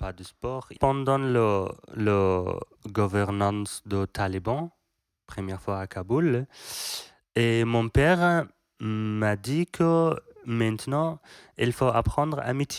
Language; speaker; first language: French; non-native, learner; Persian